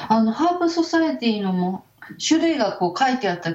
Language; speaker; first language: Japanese; native; Japanese